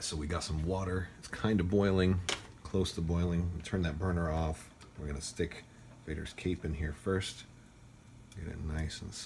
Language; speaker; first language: English; native; English